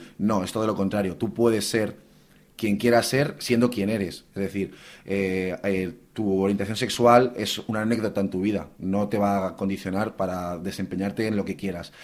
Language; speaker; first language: Spanish; native; Spanish